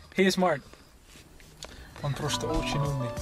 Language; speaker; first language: Russian; non-native, learner; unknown